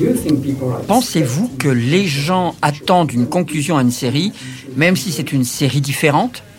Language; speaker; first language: French; native; French